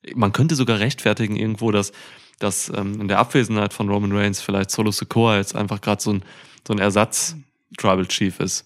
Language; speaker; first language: German; native; German